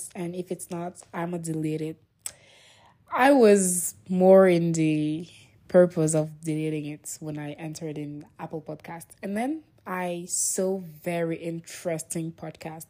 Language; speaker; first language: English; non-native, fluent; French